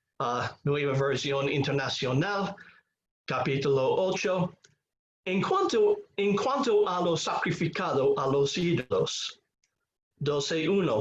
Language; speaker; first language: Spanish; non-native, fluent; English